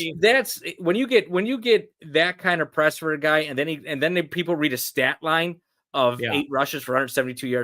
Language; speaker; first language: English; native; English